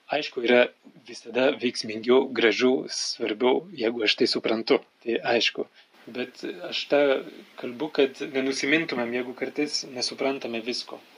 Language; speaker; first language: Lithuanian; non-native, fluent; French